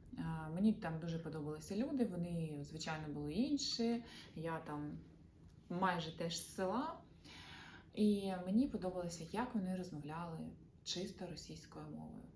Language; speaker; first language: Ukrainian; non-native, local second language; Russian